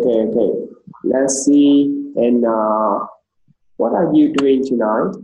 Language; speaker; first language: English; non-native, learner; Vietnamese